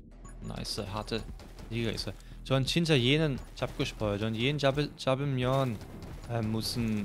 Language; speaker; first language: Korean; non-native, fluent; German